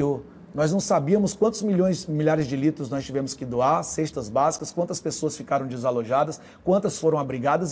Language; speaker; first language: Portuguese; native; Portuguese